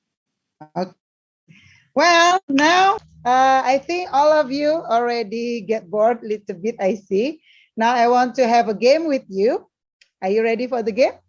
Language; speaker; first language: English; non-native, learner; Indonesian